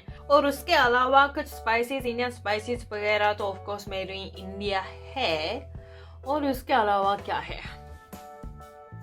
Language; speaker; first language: Hindi; non-native, fluent; Japanese